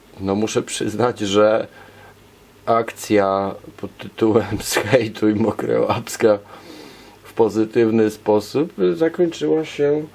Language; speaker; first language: Polish; native; Polish